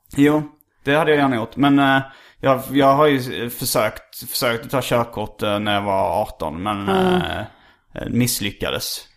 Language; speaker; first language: Swedish; native; Swedish